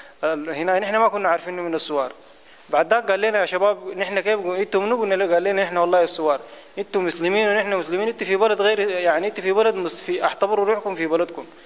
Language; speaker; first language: Arabic; native; Arabic